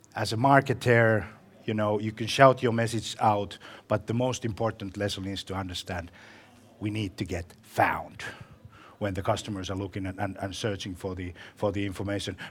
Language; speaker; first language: English; non-native, fluent; Finnish